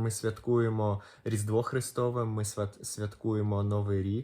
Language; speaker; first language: Ukrainian; non-native, local second language; Russian